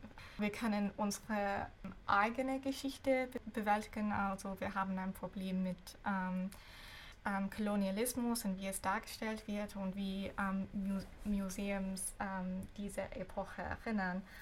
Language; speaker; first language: German; non-native, fluent; English